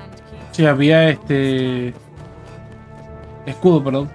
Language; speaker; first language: Spanish; native; Spanish